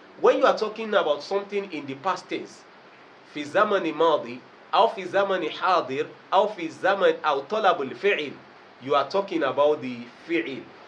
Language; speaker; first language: English; non-native, local second language; Yoruba